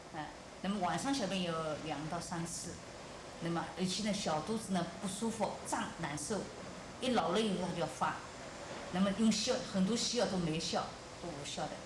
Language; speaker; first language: Chinese; native; Chinese